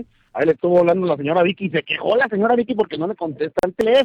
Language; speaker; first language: Spanish; native; Spanish